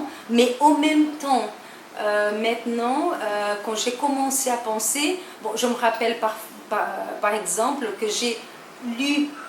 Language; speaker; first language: French; non-native, fluent; Portuguese